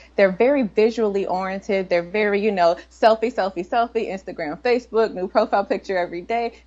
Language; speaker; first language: English; native; English